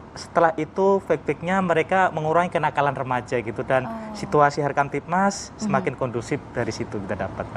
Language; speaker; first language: Indonesian; non-native, local second language; Javanese